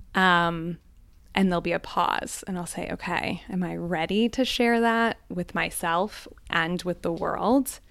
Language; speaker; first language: English; early bilingual, other home language; Gujarati